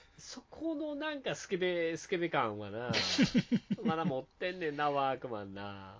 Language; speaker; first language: Japanese; native; Japanese